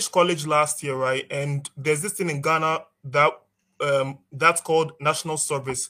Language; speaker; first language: English; non-native, local second language; Akan